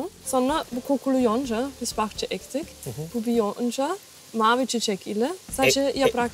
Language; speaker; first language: Turkish; non-native, learner; German